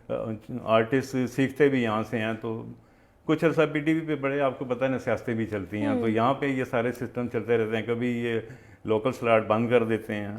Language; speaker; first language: Urdu; non-native, local second language; Punjabi